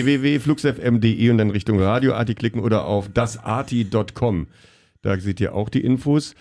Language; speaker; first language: German; native; German